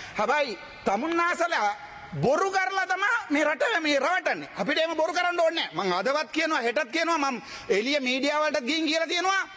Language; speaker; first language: Sinhala; non-native, local second language; Tamil